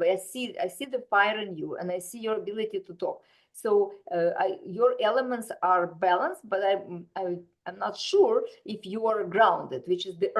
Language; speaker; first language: English; non-native, fluent; Russian